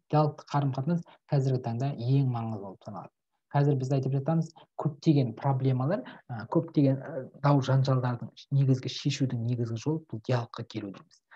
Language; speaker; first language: Kazakh; native; Kazakh